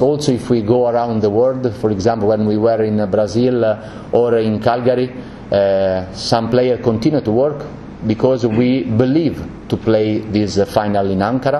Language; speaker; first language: English; non-native, learner; Italian